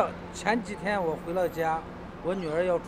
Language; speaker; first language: Chinese; native; Chinese